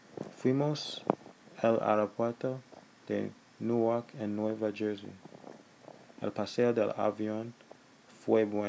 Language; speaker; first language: Spanish; non-native, learner; English